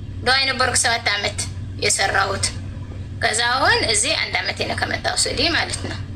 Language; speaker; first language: Amharic; non-native, local second language; Tigrinya